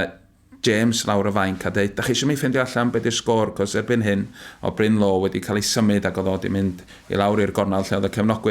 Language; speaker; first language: Welsh; native; Welsh